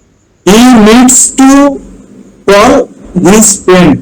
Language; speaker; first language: English; non-native, learner; Bangla